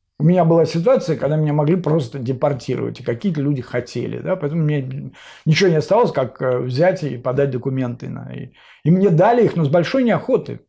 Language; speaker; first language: Russian; native; Russian